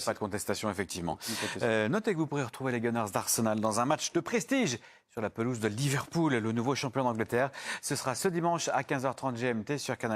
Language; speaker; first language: French; native; French